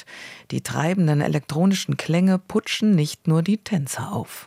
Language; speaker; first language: German; native; German